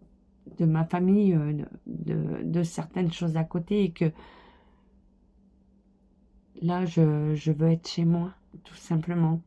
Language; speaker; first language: French; native; French